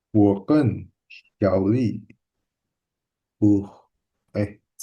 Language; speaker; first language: Chinese; non-native, learner; Indonesian